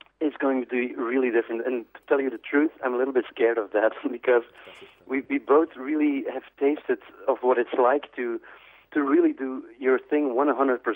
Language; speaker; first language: English; non-native, fluent; Dutch